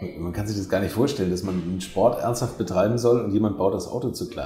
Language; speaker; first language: German; native; German